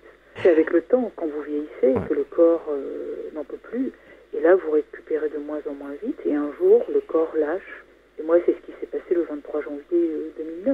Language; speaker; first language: French; native; French